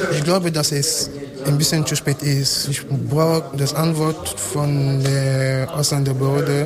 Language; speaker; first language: German; non-native, learner; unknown